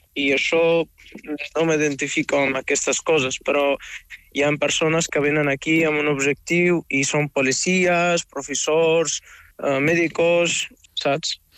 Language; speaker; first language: Catalan; non-native, fluent; Arabic